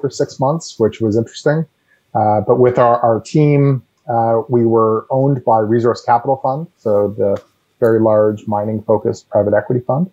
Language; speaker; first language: English; native; English